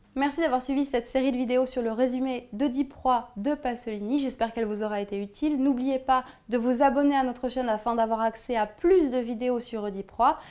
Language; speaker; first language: French; native; French